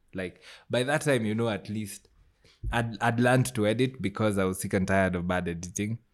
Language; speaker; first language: English; non-native, local second language; Gusii